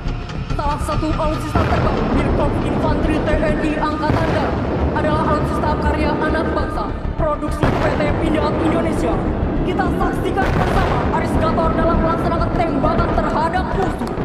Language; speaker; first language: Indonesian; native; Indonesian